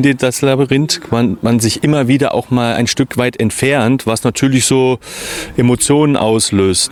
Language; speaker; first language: German; native; German